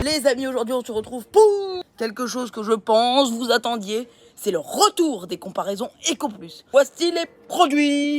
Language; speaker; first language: French; native; French